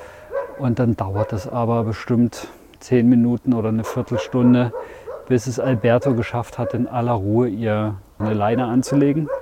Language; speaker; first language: German; native; German